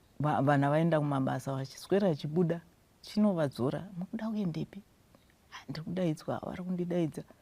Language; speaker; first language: Shona; non-native, local second language; North Ndebele